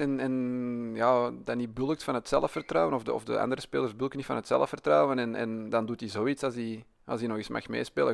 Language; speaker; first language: Dutch; native; Dutch